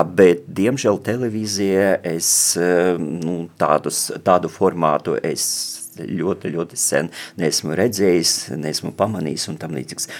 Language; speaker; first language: Latvian; non-native, local second language; Russian